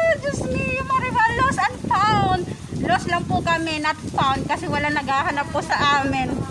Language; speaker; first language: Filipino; non-native, local second language; Waray